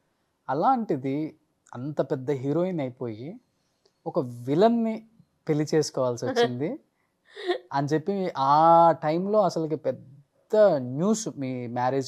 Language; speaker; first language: Telugu; native; Telugu